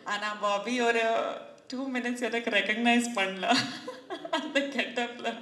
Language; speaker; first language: Tamil; non-native, fluent; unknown